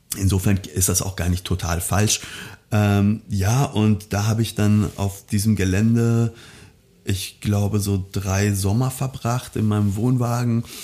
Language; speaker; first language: German; early bilingual, other home language; Persian